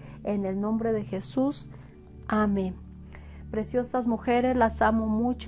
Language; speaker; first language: Spanish; native; Spanish